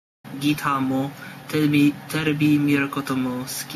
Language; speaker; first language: Japanese; non-native, learner; English